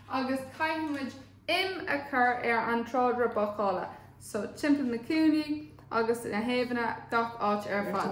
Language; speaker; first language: Irish; non-native, local second language; English